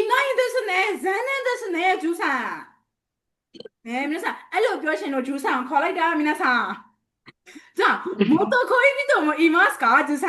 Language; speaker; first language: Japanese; non-native, fluent; Burmese